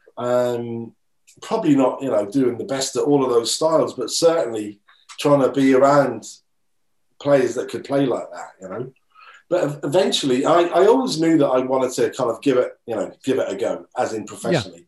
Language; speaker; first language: English; native; English